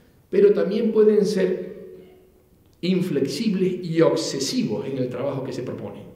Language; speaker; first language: Spanish; native; Spanish